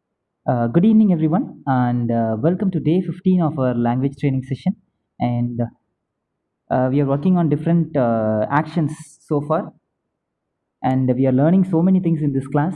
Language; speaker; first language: English; non-native, local second language; Tamil